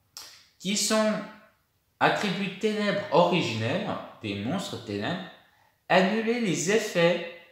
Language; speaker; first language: French; native; French